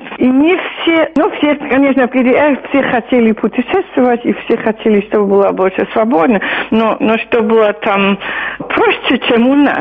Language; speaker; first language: Russian; non-native, fluent; German